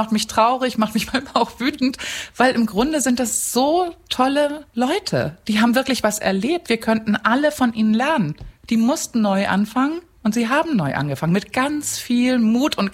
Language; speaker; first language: German; native; German